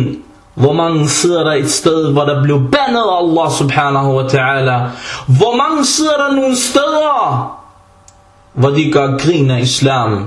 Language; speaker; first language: Danish; early bilingual, other home language; Arabic